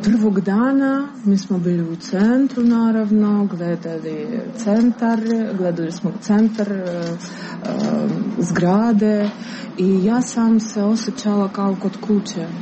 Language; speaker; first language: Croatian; non-native, fluent; Russian